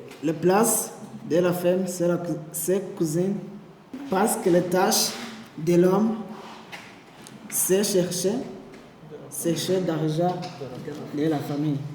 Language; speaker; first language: French; non-native, learner; Kinyarwanda